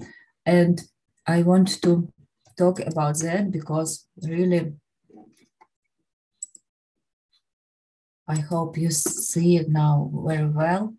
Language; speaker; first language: English; non-native, learner; Ukrainian